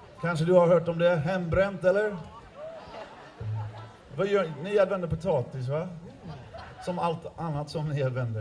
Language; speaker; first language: Swedish; non-native, fluent; English